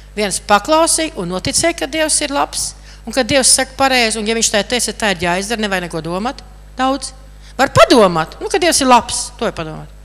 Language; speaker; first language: Latvian; native; Latvian